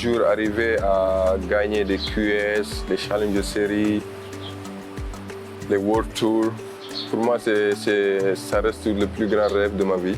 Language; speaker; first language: French; non-native, local second language; Wolof